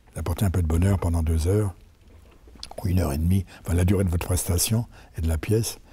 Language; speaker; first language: French; native; French